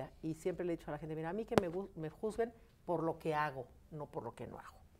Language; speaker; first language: Spanish; native; Spanish